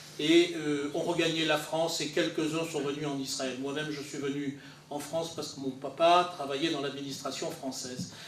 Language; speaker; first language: French; native; French